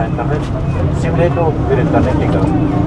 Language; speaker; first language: Hindi; non-native, learner; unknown